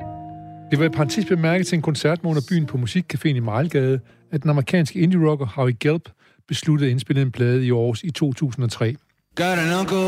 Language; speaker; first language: Danish; native; Danish